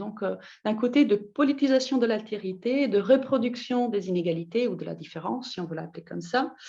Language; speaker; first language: French; non-native, fluent; Italian